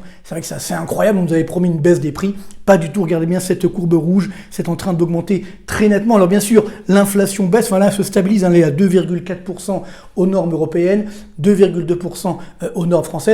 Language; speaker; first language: French; native; French